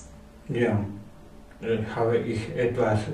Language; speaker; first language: German; non-native, learner; Spanish